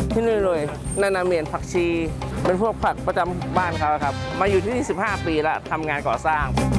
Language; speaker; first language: Thai; early bilingual, other home language; Chinese